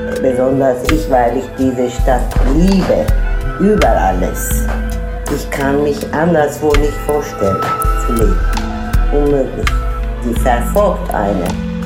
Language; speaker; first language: German; non-native, fluent; Turkish